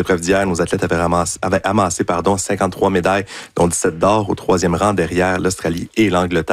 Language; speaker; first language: French; native; French